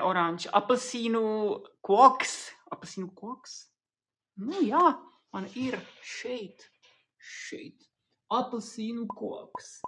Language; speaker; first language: Latvian; non-native, fluent; Czech